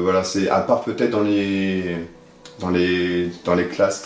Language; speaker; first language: French; native; French